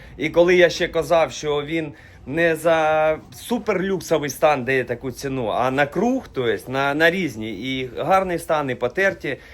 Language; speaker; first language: Ukrainian; non-native, local second language; Russian